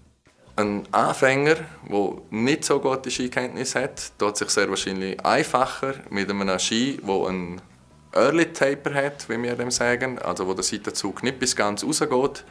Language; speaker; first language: German; native; German